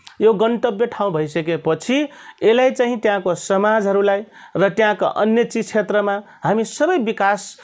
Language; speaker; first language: Nepali; non-native, local second language; Rana Tharu